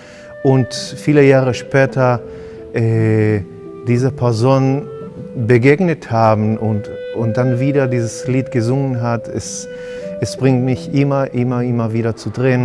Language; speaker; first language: German; non-native, fluent; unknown